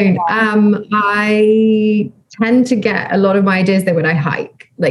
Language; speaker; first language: English; native; English